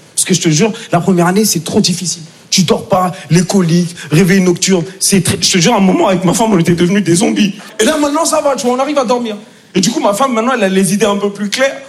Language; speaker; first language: French; native; French